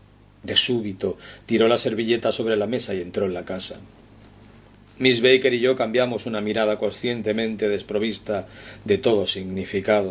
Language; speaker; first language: Spanish; native; Spanish